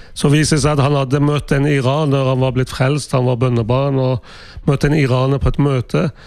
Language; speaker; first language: Norwegian; early bilingual, other home language; Persian